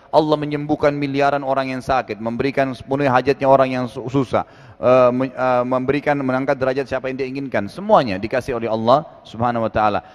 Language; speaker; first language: Indonesian; native; Indonesian